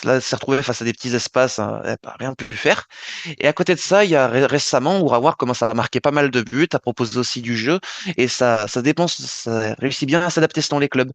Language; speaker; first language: French; native; French